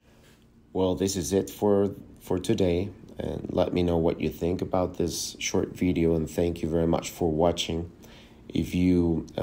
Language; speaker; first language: English; non-native, fluent; Spanish